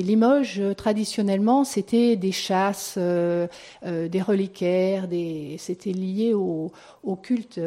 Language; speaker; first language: French; native; French